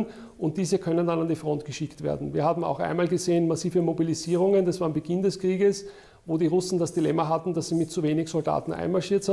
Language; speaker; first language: German; native; German